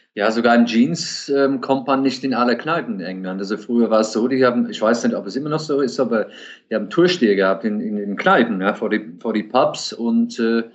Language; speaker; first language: German; non-native, fluent; English